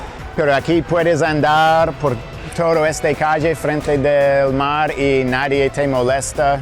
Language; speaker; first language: Spanish; non-native, fluent; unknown